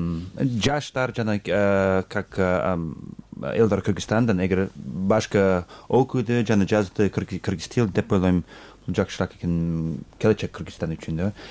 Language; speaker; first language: Kyrgyz; non-native, learner; English